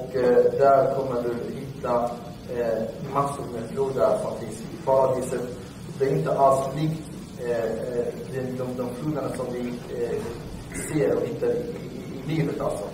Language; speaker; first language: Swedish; non-native, fluent; Arabic